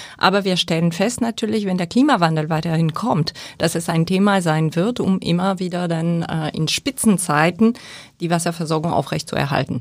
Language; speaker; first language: German; non-native, fluent; French